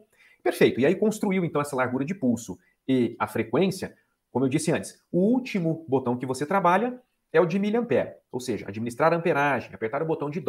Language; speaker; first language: Portuguese; native; Portuguese